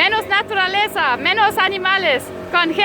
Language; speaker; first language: Spanish; non-native, learner; Dutch